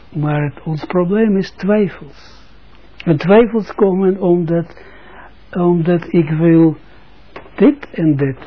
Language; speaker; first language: Dutch; non-native, fluent; Russian